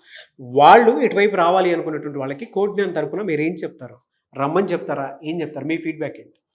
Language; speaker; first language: Telugu; native; Telugu